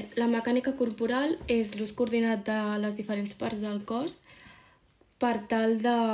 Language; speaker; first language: Catalan; non-native, local second language; Spanish